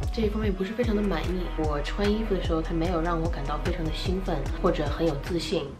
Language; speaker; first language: Chinese; early bilingual, heritage; Chinese